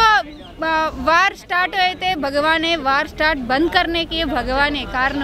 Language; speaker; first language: Hindi; non-native, local second language; Telugu